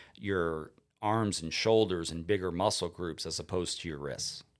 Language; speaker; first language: English; native; English